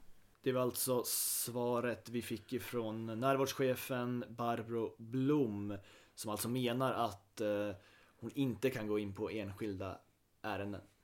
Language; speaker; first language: Swedish; native; Swedish